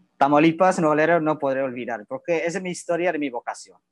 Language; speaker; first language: Spanish; non-native, learner; Indonesian